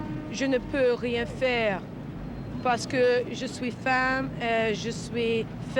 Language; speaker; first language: French; non-native, learner; English